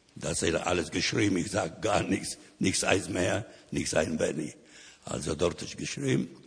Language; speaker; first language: German; non-native, learner; Ladino